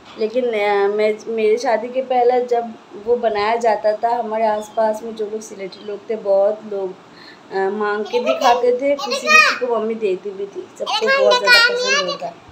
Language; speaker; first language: Hindi; non-native, local second language; Bangla